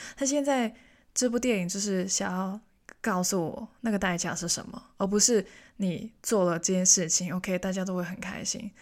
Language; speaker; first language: Chinese; non-native, local second language; Cantonese